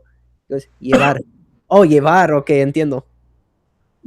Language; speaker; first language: Spanish; non-native, fluent; English